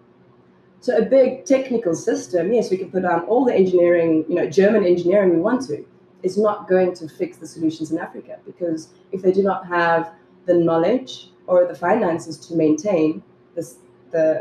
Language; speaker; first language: English; native; English